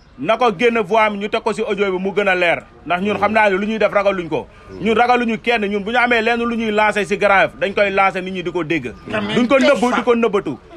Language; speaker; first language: Wolof; native; Wolof